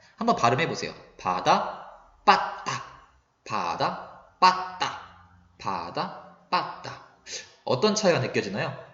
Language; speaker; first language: Korean; native; Korean